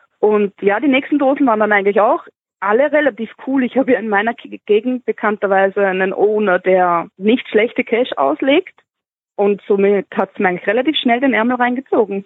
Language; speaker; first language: German; native; German